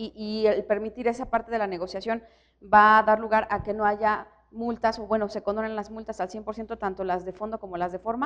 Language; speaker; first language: Spanish; native; Spanish